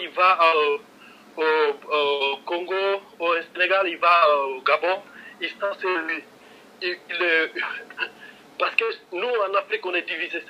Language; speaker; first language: French; non-native, local second language; Wolof